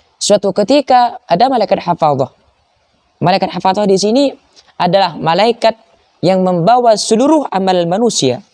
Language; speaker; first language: Malay; non-native, local second language; Madurese